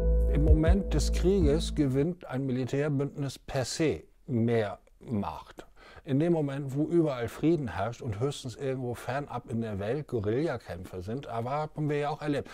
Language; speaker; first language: German; native; German